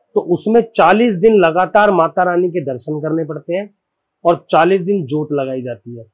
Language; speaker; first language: Hindi; native; Hindi